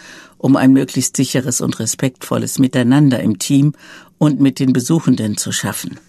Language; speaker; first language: German; native; German